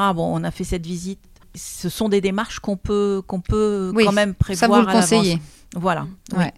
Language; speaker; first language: French; non-native, local second language; Arabic